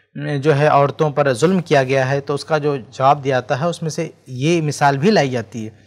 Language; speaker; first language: Hindi; native; Hindi